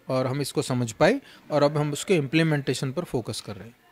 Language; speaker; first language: Hindi; native; Hindi